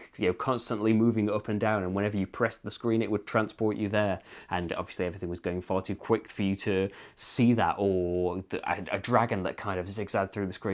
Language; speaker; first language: English; native; English